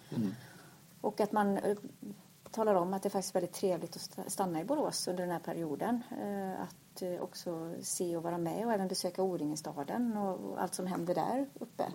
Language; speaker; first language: Swedish; native; Swedish